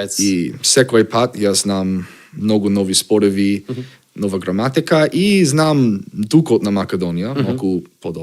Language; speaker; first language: Macedonian; non-native, learner; English